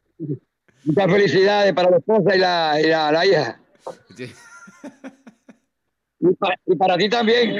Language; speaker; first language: Spanish; native; Spanish